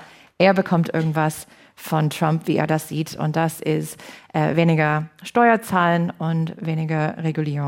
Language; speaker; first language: German; non-native, fluent; English